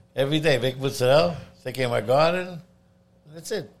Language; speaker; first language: English; non-native, fluent; Italian